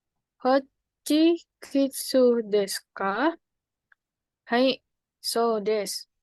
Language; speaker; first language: Japanese; non-native, learner; Indonesian